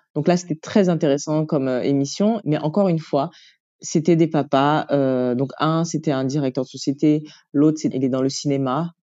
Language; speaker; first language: French; native; French